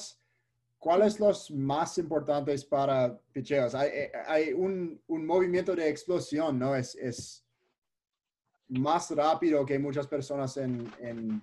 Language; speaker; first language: Spanish; early bilingual, heritage; English